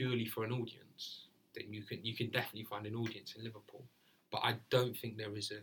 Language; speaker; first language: English; native; English